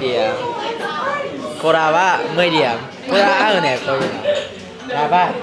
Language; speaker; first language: Japanese; non-native, fluent; Vietnamese